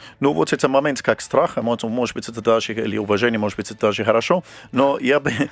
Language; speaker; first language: Russian; non-native, fluent; English